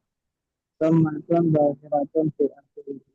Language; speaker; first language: Arabic; non-native, learner; Indonesian